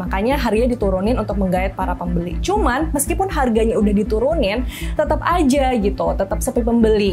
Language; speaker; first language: Indonesian; native; Indonesian